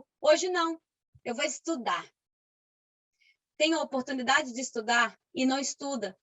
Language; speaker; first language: Portuguese; native; Portuguese